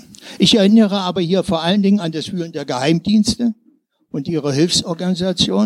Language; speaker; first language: German; native; German